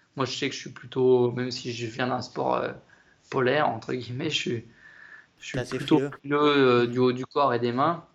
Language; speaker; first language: French; native; French